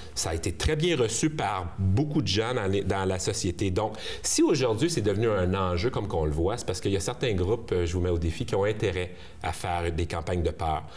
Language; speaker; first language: French; native; French